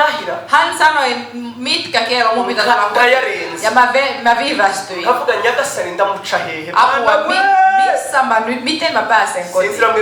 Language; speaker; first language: Finnish; non-native, learner; Kinyarwanda